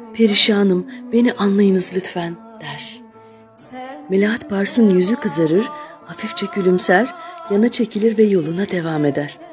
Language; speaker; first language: Turkish; native; Turkish